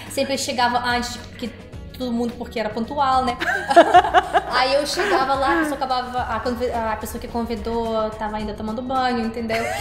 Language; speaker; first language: Portuguese; non-native, fluent; Russian